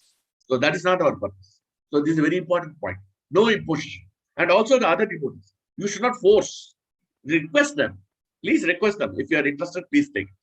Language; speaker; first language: English; non-native, local second language; Hindi